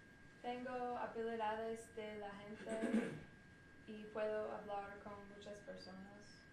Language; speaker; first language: Spanish; non-native, learner; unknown